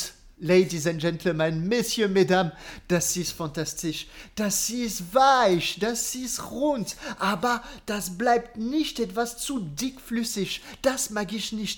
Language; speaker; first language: German; non-native, learner; French